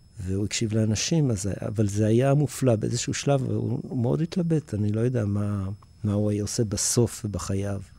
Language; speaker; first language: Hebrew; early bilingual, other home language; English